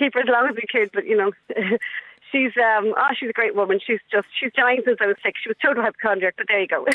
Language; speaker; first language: English; native; English